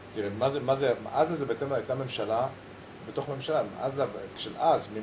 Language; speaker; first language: Hebrew; early bilingual, other home language; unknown